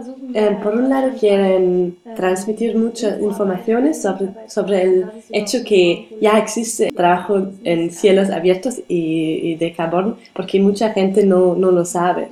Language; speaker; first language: Spanish; non-native, learner; German